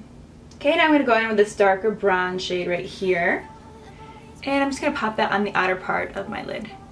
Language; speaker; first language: English; native; English